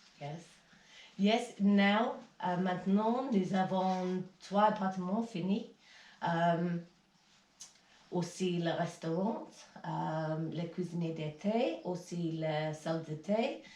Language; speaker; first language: French; non-native, learner; English